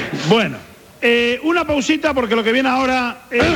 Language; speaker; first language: Spanish; native; Spanish